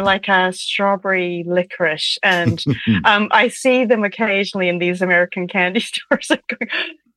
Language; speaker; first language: English; native; English